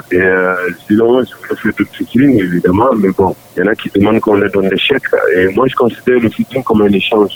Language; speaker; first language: French; non-native, local second language; Dyula